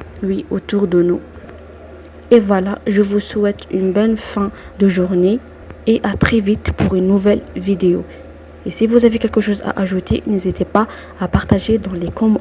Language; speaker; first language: French; non-native, local second language; Arabic